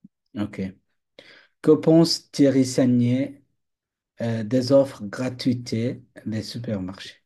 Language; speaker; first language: French; non-native, fluent; Bangla